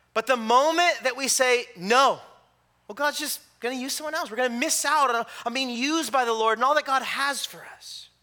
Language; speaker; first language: English; native; English